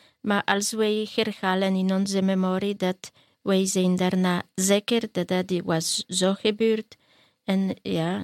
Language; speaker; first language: Dutch; non-native, learner; Polish